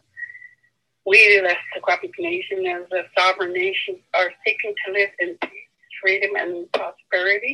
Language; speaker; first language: English; non-native, fluent; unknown